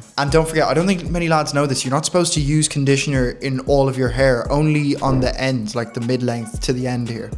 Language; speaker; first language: English; native; English